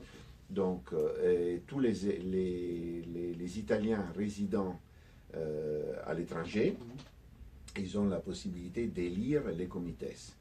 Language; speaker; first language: French; non-native, fluent; Italian